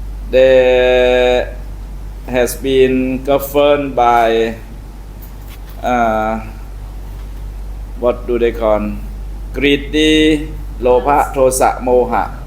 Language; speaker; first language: English; non-native, learner; Thai